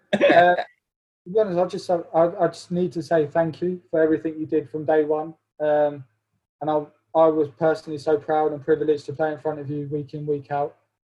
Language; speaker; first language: English; native; English